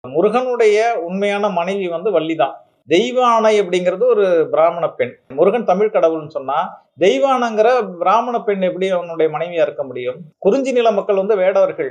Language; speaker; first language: Tamil; native; Tamil